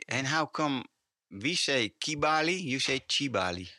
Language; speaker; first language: English; non-native, fluent; Dutch